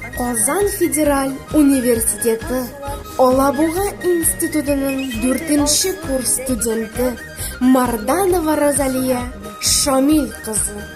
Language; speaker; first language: Tatar; native; Tatar